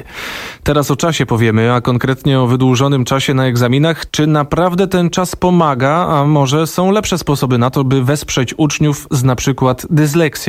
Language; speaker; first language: Polish; native; Polish